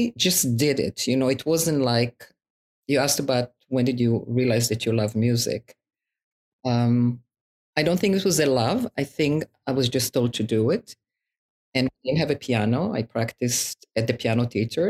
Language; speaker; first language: English; non-native, fluent; Hebrew